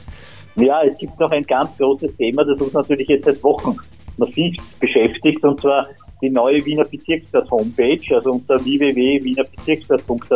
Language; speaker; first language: German; native; German